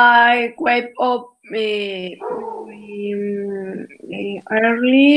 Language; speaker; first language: English; non-native, learner; Spanish